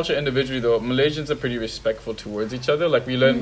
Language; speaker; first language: English; non-native, local second language; Tamil